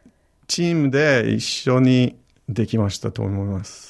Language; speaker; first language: Japanese; non-native, learner; English